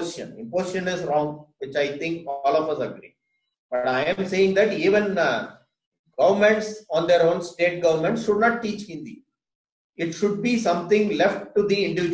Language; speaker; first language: English; non-native, local second language; Tamil